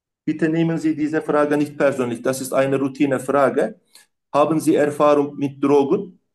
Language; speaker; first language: German; non-native, learner; Turkish